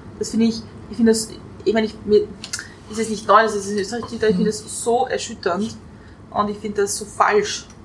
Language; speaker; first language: German; native; German